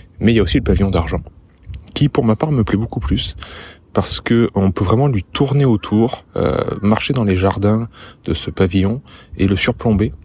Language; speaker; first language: French; native; French